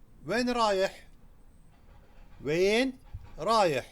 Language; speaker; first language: Arabic; non-native, fluent; Urdu